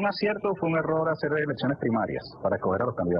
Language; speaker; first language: Spanish; native; Spanish